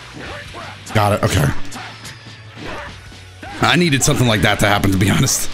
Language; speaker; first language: English; native; English